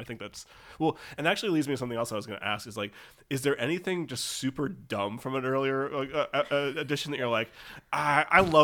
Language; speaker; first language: English; native; English